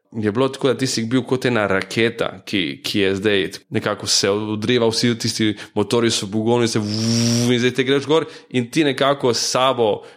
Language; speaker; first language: Slovenian; early bilingual, other home language; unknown